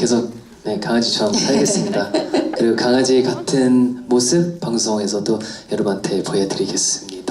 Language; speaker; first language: Korean; non-native, fluent; English